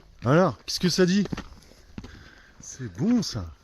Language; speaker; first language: French; native; French